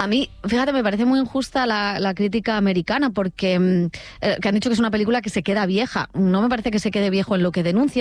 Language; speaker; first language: Spanish; native; Spanish